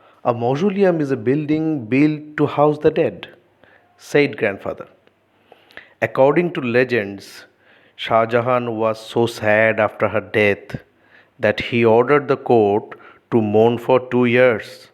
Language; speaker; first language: English; non-native, local second language; Bangla